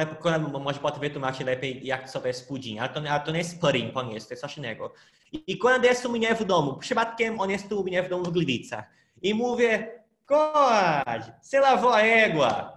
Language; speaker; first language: Polish; non-native, fluent; Portuguese